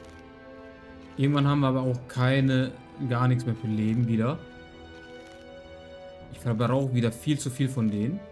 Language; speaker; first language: German; native; German